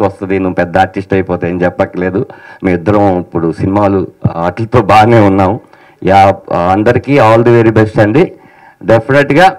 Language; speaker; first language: Telugu; native; Telugu